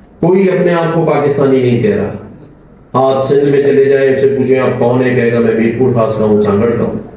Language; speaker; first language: Urdu; native; Urdu